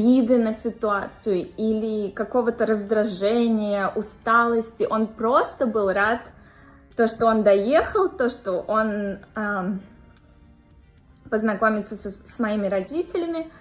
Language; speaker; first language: Russian; native; Russian